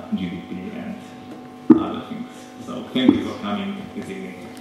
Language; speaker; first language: English; non-native, fluent; Slovak